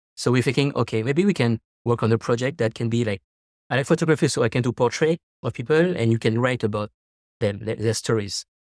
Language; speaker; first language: English; non-native, fluent; French